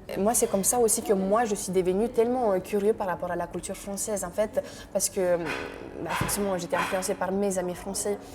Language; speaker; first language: French; non-native, fluent; Romanian